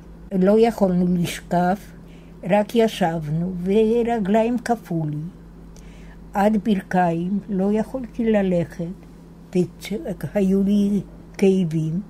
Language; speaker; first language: Hebrew; non-native, fluent; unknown